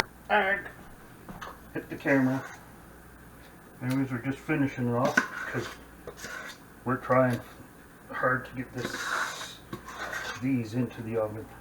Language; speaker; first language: English; native; English